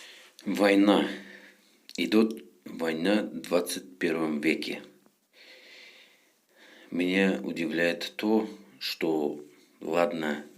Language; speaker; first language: Russian; non-native, fluent; Tajik